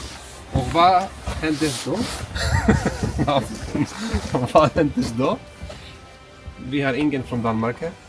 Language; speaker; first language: Swedish; non-native, fluent; Icelandic